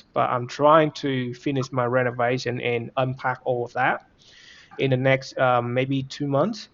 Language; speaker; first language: English; non-native, fluent; Vietnamese